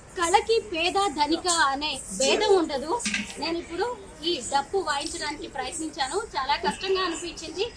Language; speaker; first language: Telugu; native; Telugu